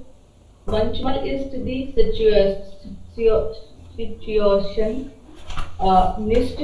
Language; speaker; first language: German; non-native, learner; Hindi